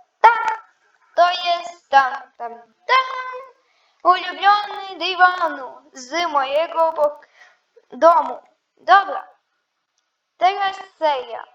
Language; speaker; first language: Polish; non-native, learner; Ukrainian